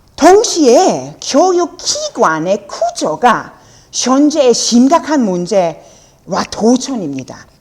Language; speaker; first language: Korean; non-native, learner; German